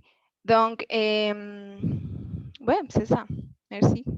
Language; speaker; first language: French; non-native, learner; Spanish